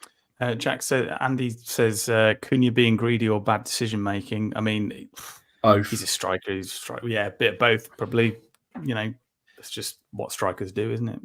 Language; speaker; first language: English; native; English